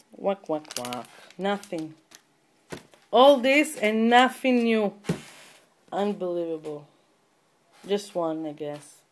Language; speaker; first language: English; non-native, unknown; Hebrew